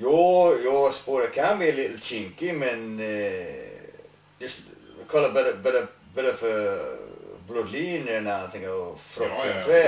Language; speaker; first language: Swedish; non-native, learner; English